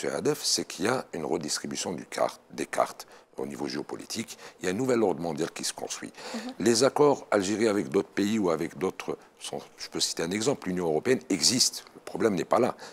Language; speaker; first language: French; non-native, local second language; Arabic